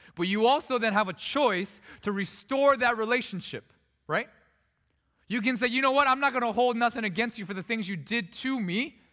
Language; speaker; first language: English; early bilingual, other home language; Korean